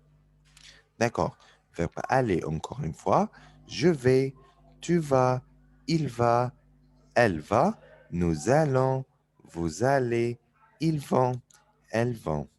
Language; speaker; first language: French; non-native, fluent; Arabic